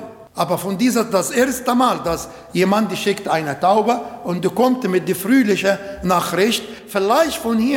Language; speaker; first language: German; non-native, learner; Arabic